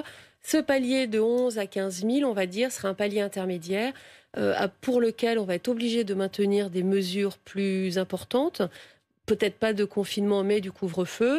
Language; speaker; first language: French; native; French